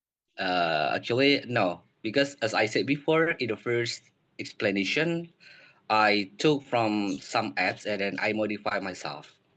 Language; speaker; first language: English; non-native, learner; Indonesian